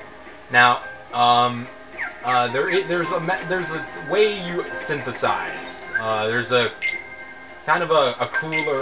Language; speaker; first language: English; native; English